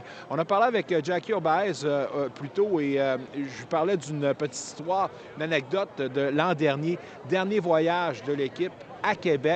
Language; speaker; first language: French; native; French